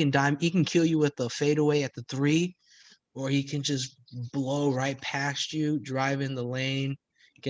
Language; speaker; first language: English; native; English